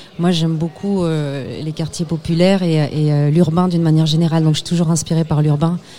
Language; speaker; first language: French; early bilingual, other home language; Spanish